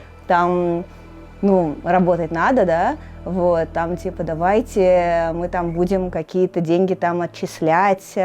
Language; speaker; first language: Russian; native; Russian